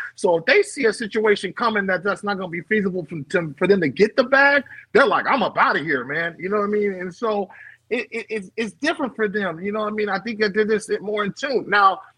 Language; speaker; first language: English; native; English